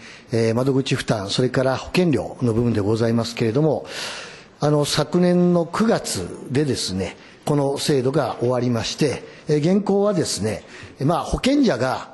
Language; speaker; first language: Japanese; native; Japanese